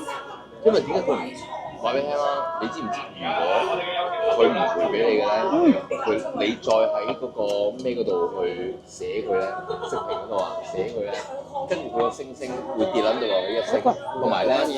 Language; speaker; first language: Cantonese; native; Cantonese